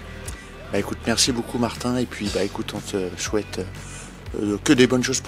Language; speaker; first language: French; native; French